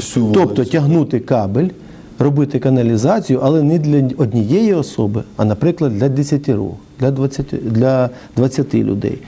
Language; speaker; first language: Ukrainian; native; Ukrainian